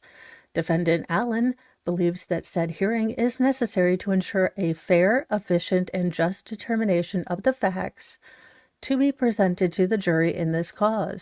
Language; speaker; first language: English; native; English